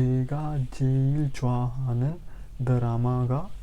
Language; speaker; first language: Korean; non-native, fluent; Urdu